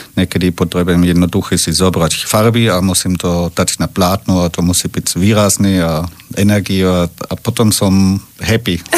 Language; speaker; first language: Slovak; non-native, learner; German